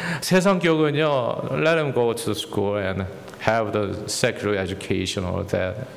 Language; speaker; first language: English; non-native, fluent; Korean